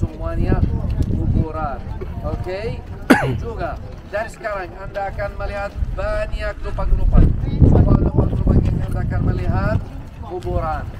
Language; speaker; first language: Indonesian; non-native, learner; Arabic